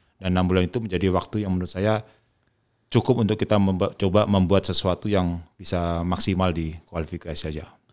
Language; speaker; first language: Indonesian; native; Indonesian